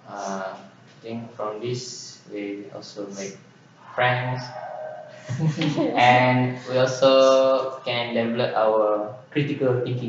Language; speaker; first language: English; non-native, local second language; Malay